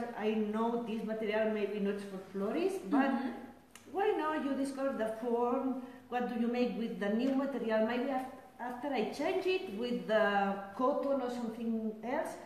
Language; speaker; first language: English; non-native, learner; Spanish